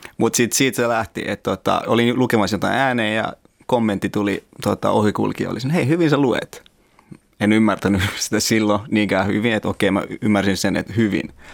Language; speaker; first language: Finnish; early bilingual, other home language; Persian